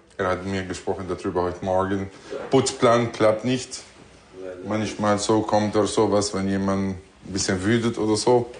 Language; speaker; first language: German; non-native, fluent; Arabic